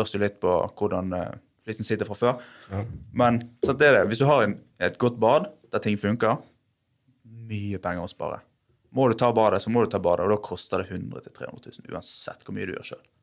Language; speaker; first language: Norwegian; native; Norwegian